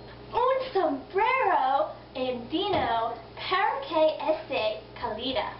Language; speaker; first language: Spanish; non-native, learner; English